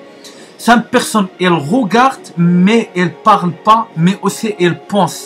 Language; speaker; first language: French; non-native, learner; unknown